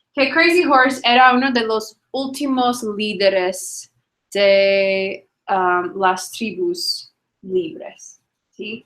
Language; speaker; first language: Spanish; non-native, fluent; English